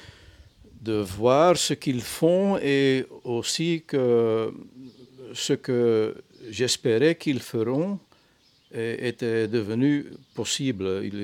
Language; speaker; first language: French; non-native, fluent; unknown